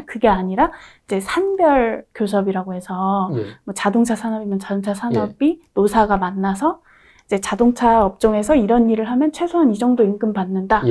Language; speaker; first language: Korean; native; Korean